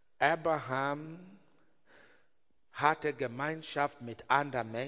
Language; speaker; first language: German; non-native, learner; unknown